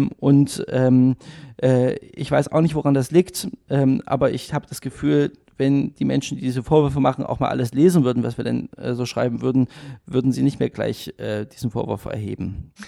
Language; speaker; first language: German; native; German